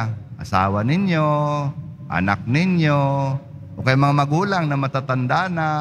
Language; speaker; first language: Filipino; native; Filipino